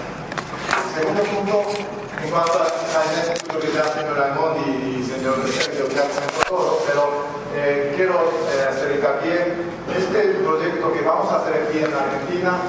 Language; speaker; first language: Spanish; non-native, fluent; Japanese